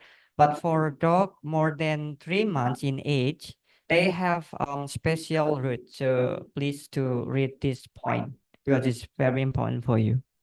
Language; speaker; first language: English; non-native, learner; Indonesian